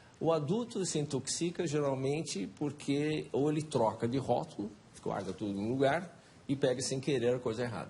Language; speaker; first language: Portuguese; non-native, fluent; Chinese